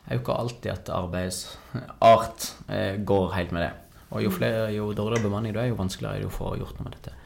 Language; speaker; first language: Norwegian; native; Norwegian